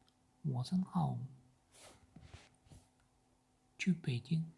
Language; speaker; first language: Chinese; non-native, learner; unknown